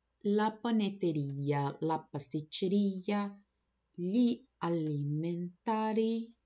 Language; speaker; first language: Italian; non-native, learner; Portuguese